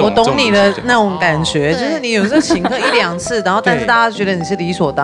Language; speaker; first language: Chinese; native; Chinese